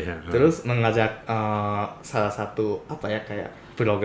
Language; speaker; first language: Indonesian; non-native, fluent; Japanese